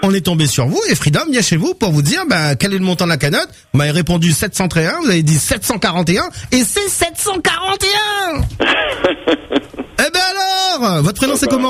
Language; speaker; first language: French; native; French